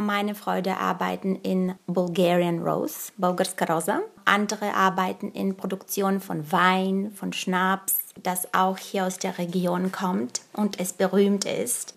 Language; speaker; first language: German; early bilingual, other home language; Bulgarian